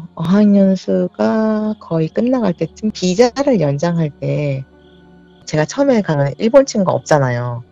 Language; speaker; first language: Korean; native; Korean